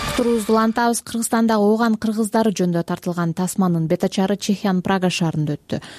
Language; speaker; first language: Kyrgyz; native; Kyrgyz